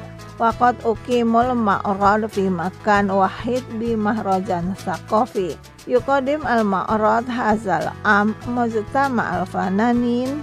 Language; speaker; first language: Arabic; non-native, fluent; Indonesian